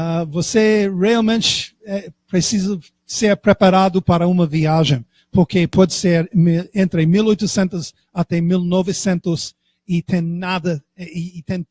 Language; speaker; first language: Portuguese; non-native, fluent; English